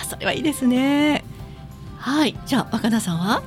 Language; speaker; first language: Japanese; native; Japanese